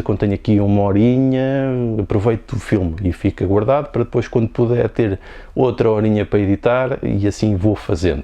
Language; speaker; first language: Portuguese; native; Portuguese